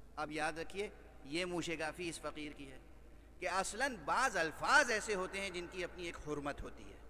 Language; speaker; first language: Urdu; native; Urdu